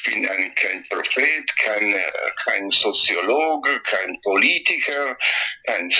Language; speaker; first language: German; non-native, fluent; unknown